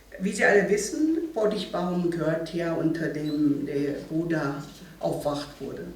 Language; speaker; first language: German; non-native, fluent; Korean